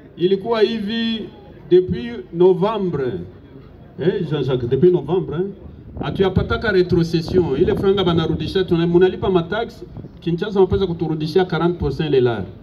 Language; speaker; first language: Swahili; native; Swahili